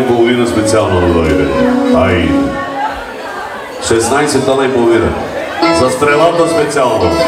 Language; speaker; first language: Bulgarian; non-native, local second language; Turkish